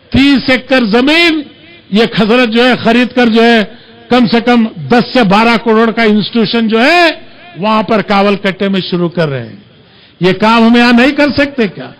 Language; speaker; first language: Urdu; native; Urdu